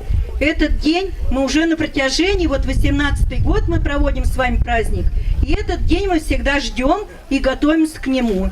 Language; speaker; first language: Russian; native; Russian